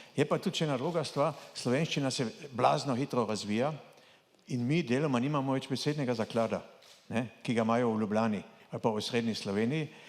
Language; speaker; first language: Slovenian; native; Slovenian